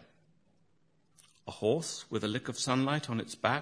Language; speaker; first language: English; native; English